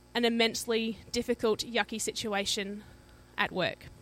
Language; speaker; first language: English; native; English